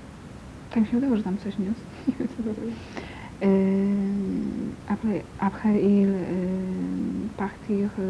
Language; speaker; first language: French; non-native, learner; Polish